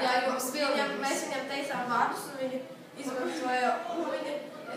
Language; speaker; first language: Latvian; non-native, local second language; Russian